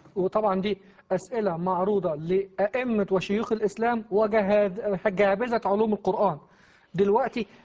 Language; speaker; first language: Arabic; native; Arabic